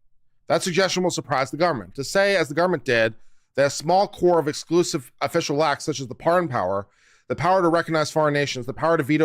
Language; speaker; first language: English; native; English